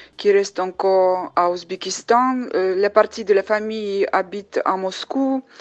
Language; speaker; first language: French; non-native, fluent; Uzbek